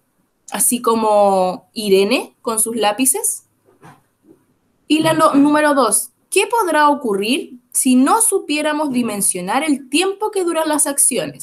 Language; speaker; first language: Spanish; native; Spanish